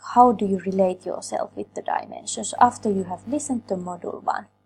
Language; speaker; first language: English; non-native, fluent; Finnish